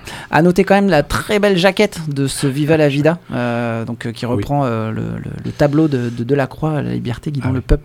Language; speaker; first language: French; native; French